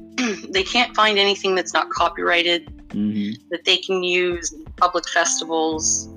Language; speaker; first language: English; native; English